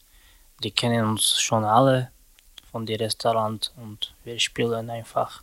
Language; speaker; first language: German; non-native, learner; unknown